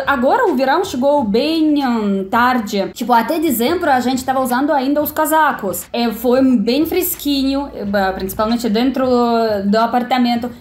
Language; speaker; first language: Portuguese; non-native, fluent; Russian